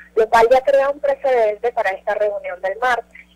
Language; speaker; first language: Spanish; native; Spanish